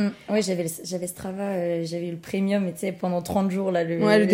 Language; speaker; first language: French; native; French